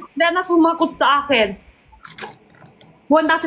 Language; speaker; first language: Filipino; non-native, local second language; Cebuano